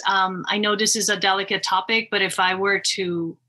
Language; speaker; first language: English; non-native, fluent; Spanish